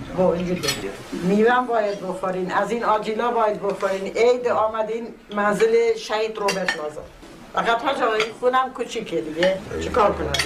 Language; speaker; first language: Persian; non-native, local second language; Assyrian Neo-Aramaic